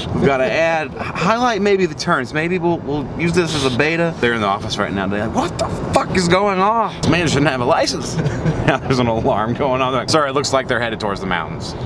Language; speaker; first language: English; native; English